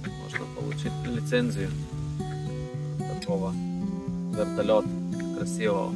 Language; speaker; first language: Russian; non-native, fluent; Lithuanian